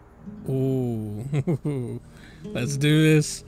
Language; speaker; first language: English; native; English